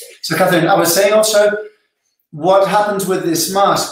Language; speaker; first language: English; non-native, fluent; Spanish